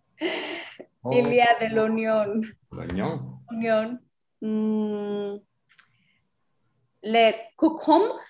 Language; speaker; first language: French; non-native, learner; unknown